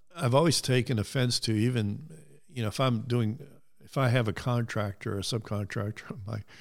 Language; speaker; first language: English; native; English